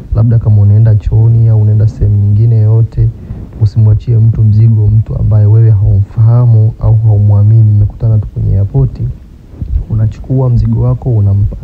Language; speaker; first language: Swahili; native; Swahili